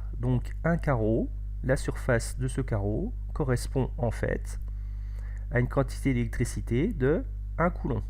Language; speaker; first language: French; native; French